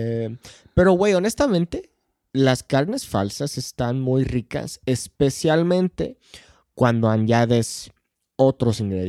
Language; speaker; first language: Spanish; non-native, fluent; English